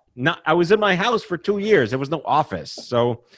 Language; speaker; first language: English; native; English